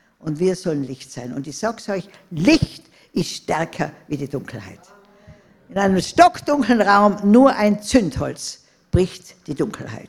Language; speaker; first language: German; native; German